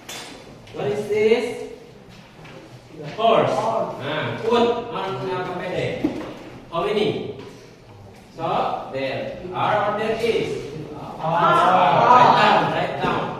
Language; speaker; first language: English; non-native, learner; Indonesian